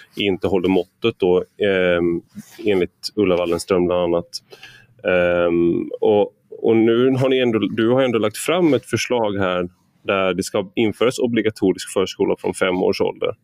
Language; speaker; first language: Swedish; native; Swedish